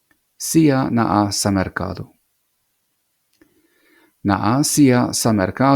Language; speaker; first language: Cebuano; non-native, fluent; English